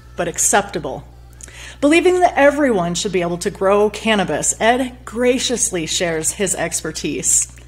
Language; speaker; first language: English; native; English